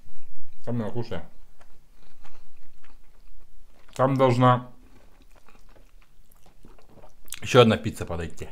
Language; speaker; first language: Russian; native; Russian